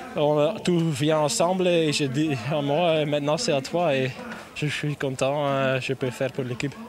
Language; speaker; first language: French; non-native, learner; Dutch